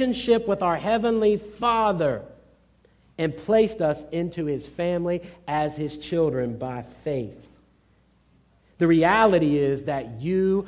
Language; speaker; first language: English; native; English